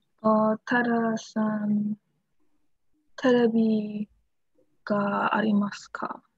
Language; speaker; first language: Japanese; non-native, learner; English